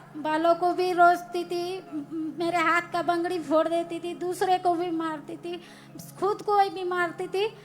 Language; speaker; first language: Hindi; non-native, local second language; Marathi